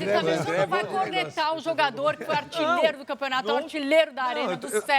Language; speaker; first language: Portuguese; native; Portuguese